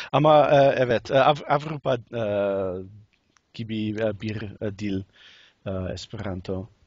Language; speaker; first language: Turkish; non-native, learner; English